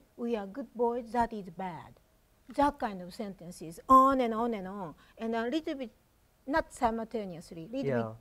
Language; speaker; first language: English; non-native, learner; Japanese